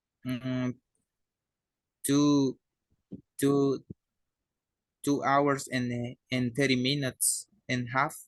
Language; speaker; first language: English; non-native, learner; Spanish